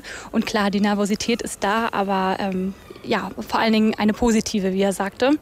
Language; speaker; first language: German; native; German